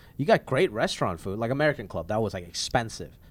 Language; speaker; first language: English; non-native, local second language; Cantonese